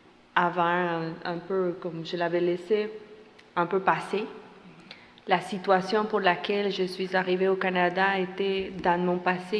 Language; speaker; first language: French; non-native, fluent; Spanish